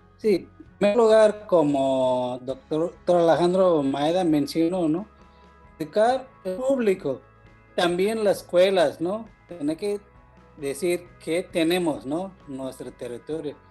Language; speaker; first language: Spanish; non-native, fluent; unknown